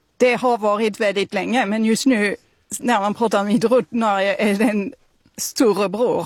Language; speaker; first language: Swedish; non-native, fluent; French